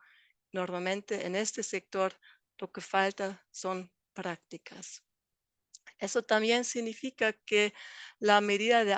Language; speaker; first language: Spanish; non-native, fluent; German